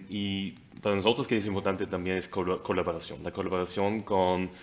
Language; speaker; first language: Spanish; non-native, fluent; German